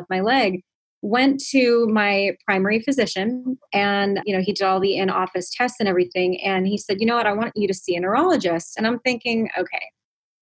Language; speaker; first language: English; native; English